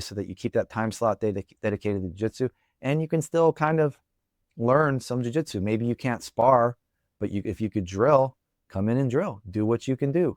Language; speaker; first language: English; native; English